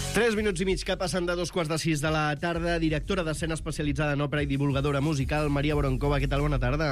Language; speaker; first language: Catalan; native; Catalan